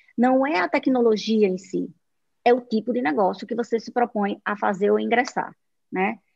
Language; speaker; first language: Portuguese; native; Portuguese